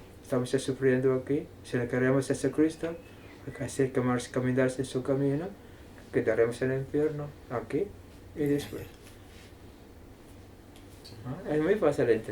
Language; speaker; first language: Spanish; non-native, fluent; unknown